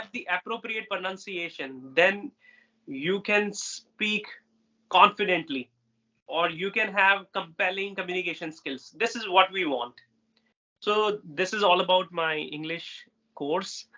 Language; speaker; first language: English; non-native, local second language; Hindi